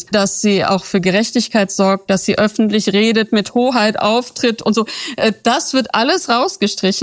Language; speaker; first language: German; native; German